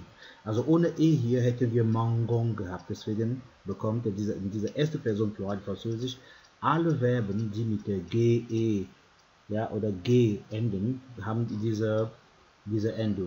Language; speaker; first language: German; non-native, fluent; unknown